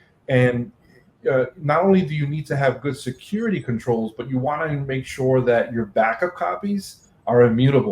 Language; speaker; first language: English; native; English